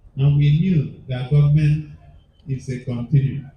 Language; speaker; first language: English; non-native, local second language; Igbo